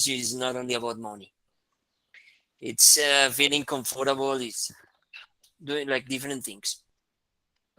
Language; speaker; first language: English; non-native, fluent; Spanish